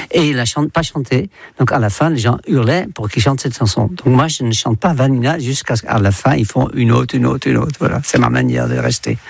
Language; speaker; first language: French; non-native, fluent; Dutch